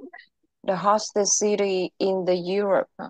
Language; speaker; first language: English; non-native, local second language; Vietnamese